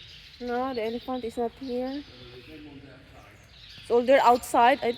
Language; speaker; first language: English; non-native, local second language; Filipino